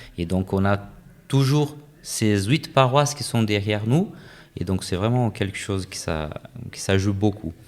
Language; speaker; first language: French; non-native, fluent; Portuguese